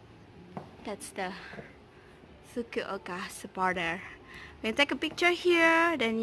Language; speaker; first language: English; non-native, fluent; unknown